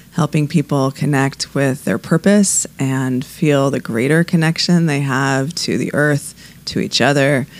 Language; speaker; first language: English; native; English